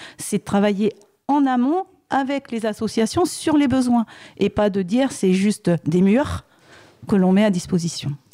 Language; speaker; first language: French; native; French